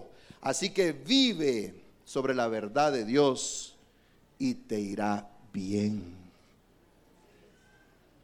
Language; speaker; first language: Spanish; native; Spanish